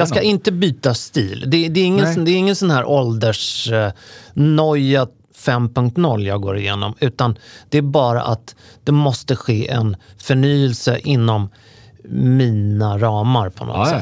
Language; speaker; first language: Swedish; native; Swedish